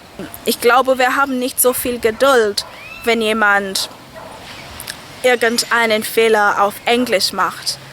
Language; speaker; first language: German; non-native, fluent; English